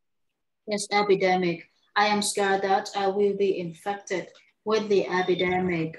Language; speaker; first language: English; non-native, fluent; Vietnamese